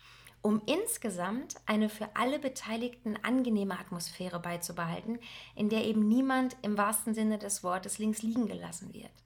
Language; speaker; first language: German; native; German